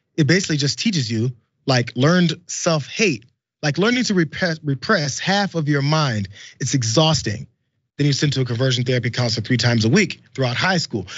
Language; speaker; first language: English; native; English